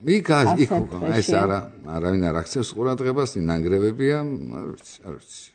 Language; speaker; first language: Georgian; native; Georgian